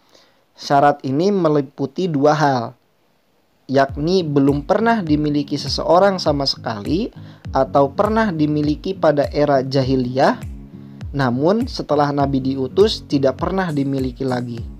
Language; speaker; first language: Indonesian; native; Indonesian